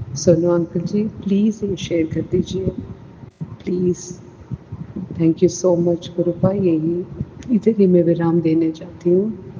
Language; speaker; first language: Hindi; non-native, local second language; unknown